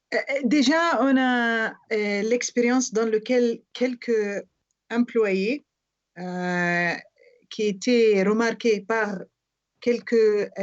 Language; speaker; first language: French; non-native, fluent; Arabic